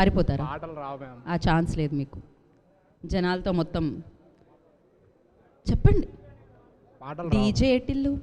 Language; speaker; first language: Telugu; native; Telugu